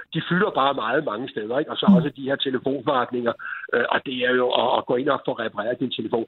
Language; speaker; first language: Danish; native; Danish